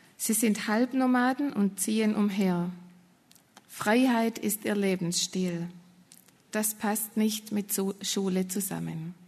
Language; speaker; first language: German; native; German